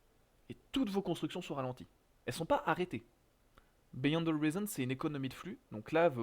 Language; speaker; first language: French; native; French